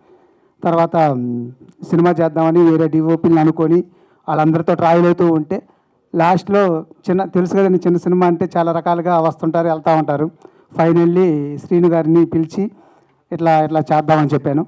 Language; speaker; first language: Telugu; native; Telugu